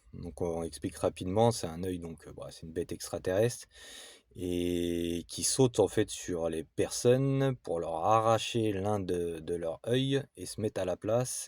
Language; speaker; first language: French; native; French